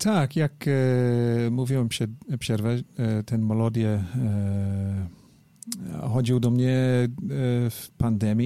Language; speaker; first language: Polish; non-native, learner; English